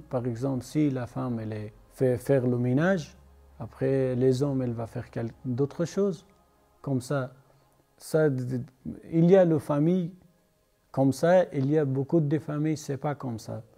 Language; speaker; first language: French; non-native, learner; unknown